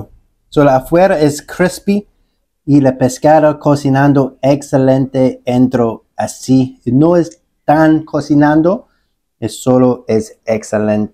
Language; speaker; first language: Spanish; non-native, learner; English